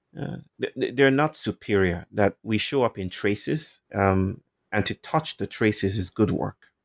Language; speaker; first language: English; non-native, local second language; Yoruba